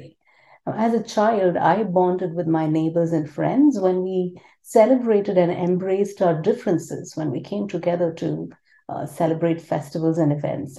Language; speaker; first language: English; non-native, local second language; Tamil